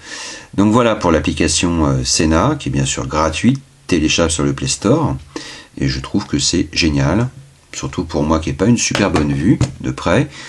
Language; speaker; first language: French; native; French